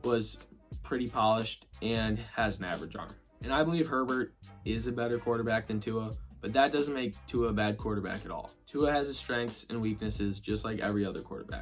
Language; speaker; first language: English; native; English